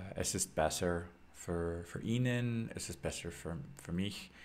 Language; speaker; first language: German; non-native, learner; English